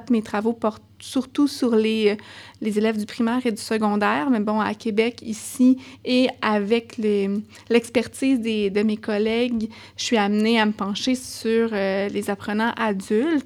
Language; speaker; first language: French; native; French